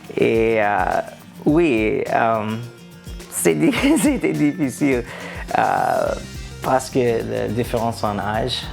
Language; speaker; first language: French; non-native, learner; English